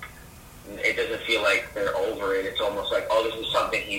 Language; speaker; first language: English; native; English